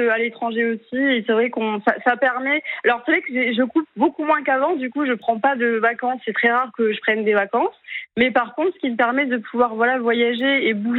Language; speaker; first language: French; native; French